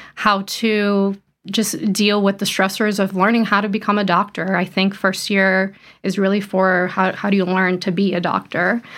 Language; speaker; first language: English; early bilingual, other home language; Portuguese